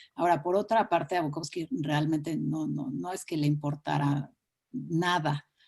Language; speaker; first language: Spanish; native; Spanish